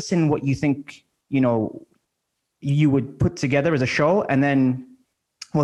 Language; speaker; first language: English; native; English